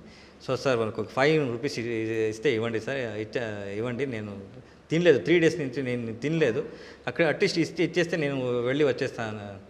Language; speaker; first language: Telugu; non-native, local second language; Kannada